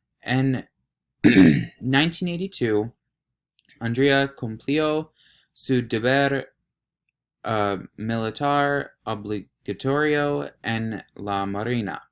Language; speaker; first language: Spanish; non-native, learner; English